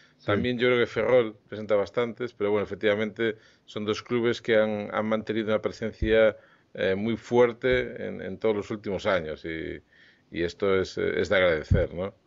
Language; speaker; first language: Spanish; native; Spanish